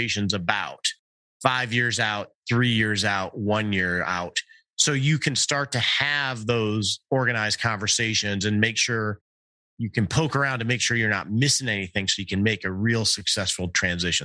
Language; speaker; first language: English; native; English